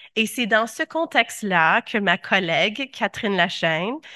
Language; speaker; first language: French; native; French